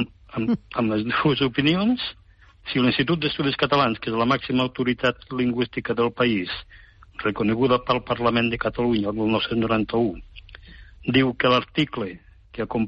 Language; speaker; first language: Catalan; native; Catalan